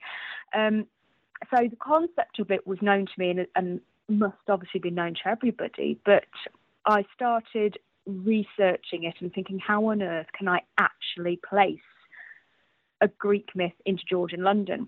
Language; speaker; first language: English; native; English